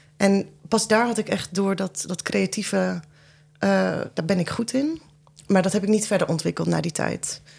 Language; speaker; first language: Dutch; early bilingual, other home language; Persian